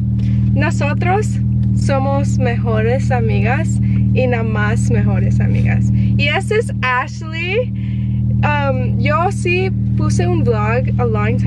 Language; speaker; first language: Spanish; early bilingual, heritage; Spanish